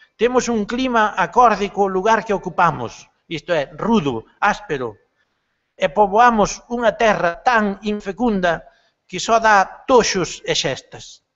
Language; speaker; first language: Galician; native; Galician